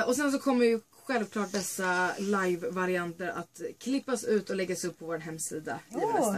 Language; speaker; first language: Swedish; native; Swedish